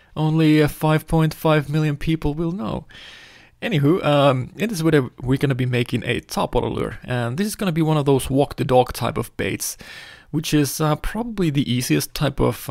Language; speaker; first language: English; non-native, fluent; Finnish